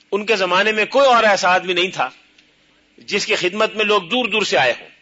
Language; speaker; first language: Urdu; native; Urdu